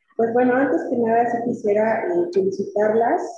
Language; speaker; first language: Spanish; native; Spanish